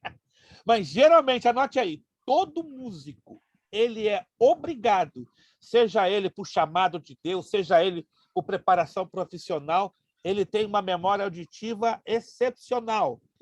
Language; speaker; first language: Portuguese; native; Portuguese